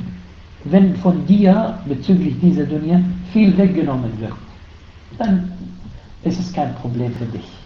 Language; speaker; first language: German; non-native, fluent; Arabic